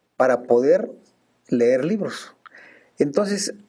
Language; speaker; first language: Spanish; native; Spanish